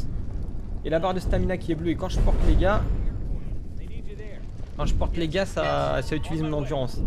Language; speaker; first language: French; native; French